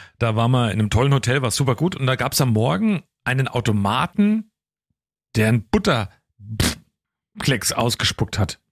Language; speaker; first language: German; native; German